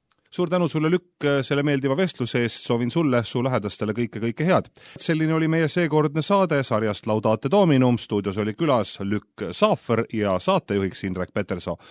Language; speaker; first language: Estonian; native; Estonian